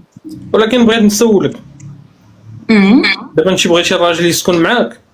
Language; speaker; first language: Arabic; native; Arabic